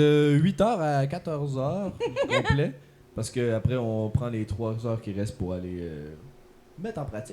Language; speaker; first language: French; native; French